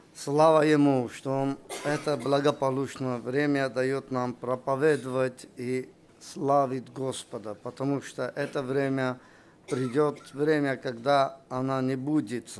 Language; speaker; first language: Russian; non-native, local second language; Armenian